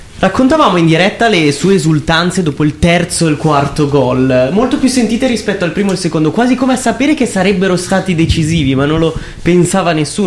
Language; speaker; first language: Italian; native; Italian